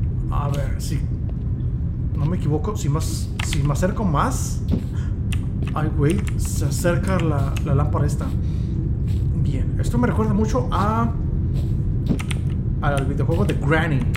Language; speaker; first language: Spanish; native; Spanish